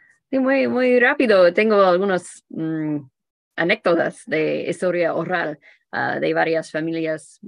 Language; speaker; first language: Spanish; non-native, fluent; English